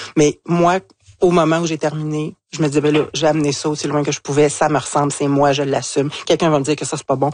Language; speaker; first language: French; native; French